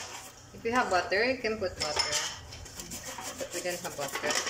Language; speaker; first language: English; non-native, local second language; Filipino